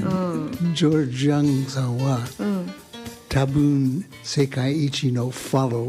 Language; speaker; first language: Japanese; non-native, learner; English